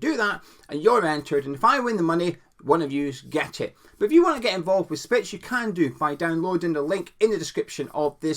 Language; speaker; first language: English; native; English